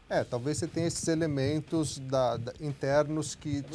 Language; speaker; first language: Portuguese; native; Portuguese